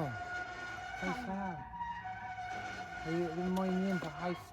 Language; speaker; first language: Vietnamese; non-native, learner; English